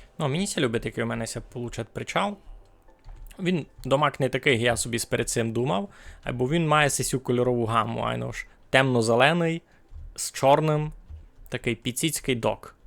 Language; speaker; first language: Ukrainian; native; Ukrainian